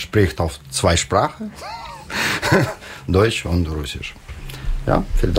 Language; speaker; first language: German; non-native, learner; Russian